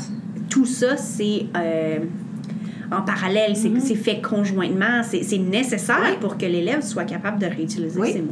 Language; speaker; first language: French; native; French